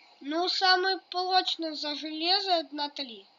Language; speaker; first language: Russian; native; Russian